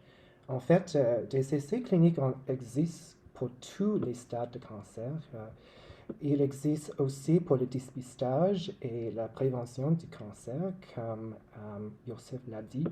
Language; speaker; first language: French; non-native, local second language; English